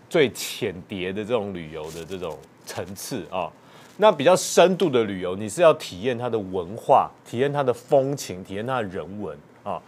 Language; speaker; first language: Chinese; native; Chinese